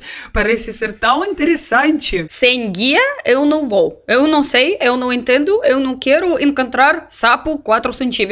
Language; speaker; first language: Portuguese; non-native, learner; Russian